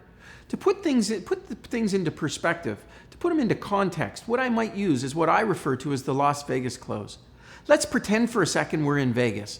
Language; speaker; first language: English; native; English